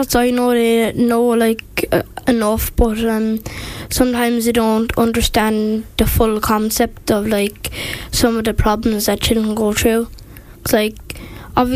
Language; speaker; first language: English; native; English